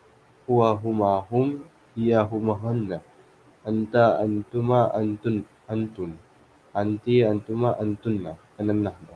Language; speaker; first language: Arabic; non-native, learner; Filipino